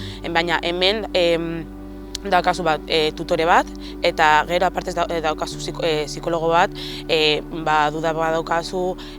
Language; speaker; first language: Basque; non-native, local second language; Spanish